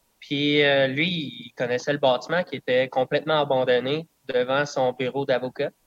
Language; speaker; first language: French; non-native, local second language; English